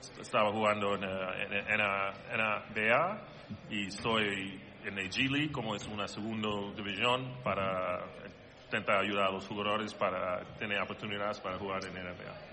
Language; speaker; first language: Spanish; non-native, learner; English